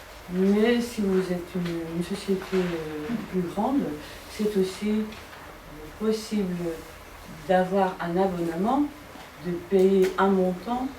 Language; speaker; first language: French; non-native, fluent; Dutch